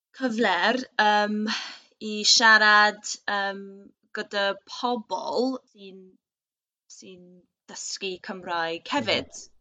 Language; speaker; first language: Welsh; non-native, local second language; English